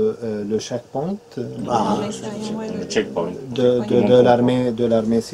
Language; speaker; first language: French; non-native, fluent; Arabic